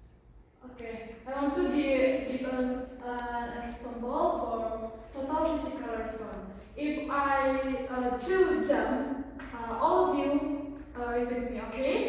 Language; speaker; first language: English; non-native, learner; Indonesian